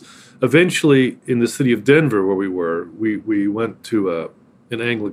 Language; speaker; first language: English; native; English